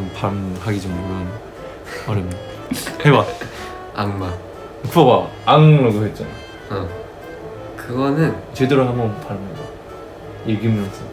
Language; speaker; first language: Korean; non-native, fluent; Chinese